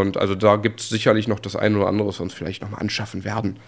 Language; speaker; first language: German; native; German